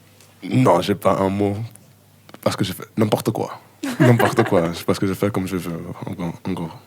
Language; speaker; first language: French; non-native, learner; English